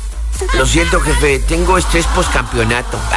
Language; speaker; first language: Spanish; native; Spanish